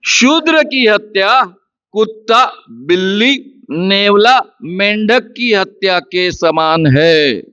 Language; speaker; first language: Hindi; non-native, local second language; Marathi